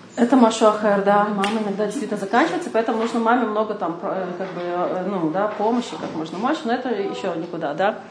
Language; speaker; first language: Russian; early bilingual, heritage; Russian